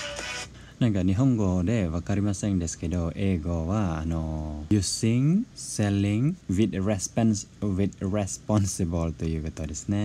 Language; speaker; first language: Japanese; non-native, learner; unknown